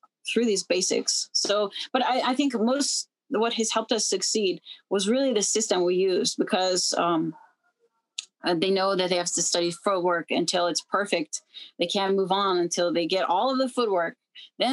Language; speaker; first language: English; native; English